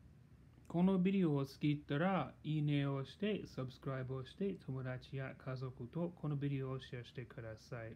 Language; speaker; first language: Japanese; non-native, learner; English